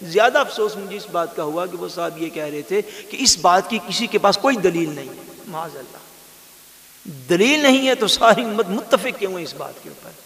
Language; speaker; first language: Urdu; non-native, local second language; Punjabi